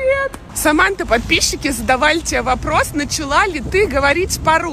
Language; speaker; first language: Russian; native; Russian